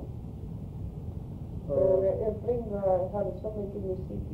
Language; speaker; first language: Swedish; early bilingual, heritage; Swedish